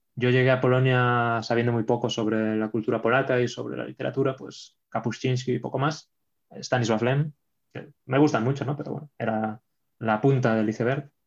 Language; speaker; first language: Spanish; non-native, local second language; Catalan